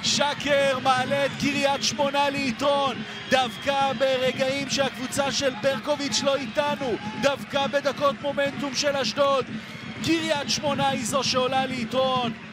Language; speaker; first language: Hebrew; native; Hebrew